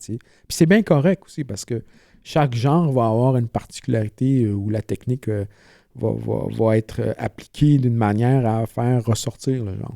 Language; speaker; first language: French; native; French